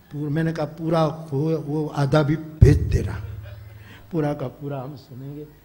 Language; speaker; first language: Hindi; non-native, local second language; Gujarati